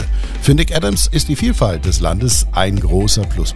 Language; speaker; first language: German; native; German